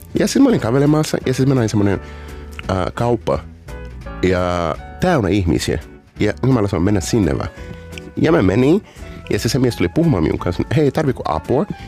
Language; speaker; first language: Finnish; non-native, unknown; Portuguese